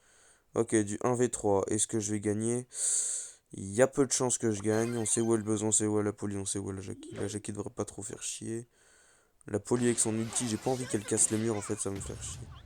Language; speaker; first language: French; native; French